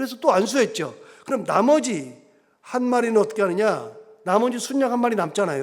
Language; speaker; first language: Korean; native; Korean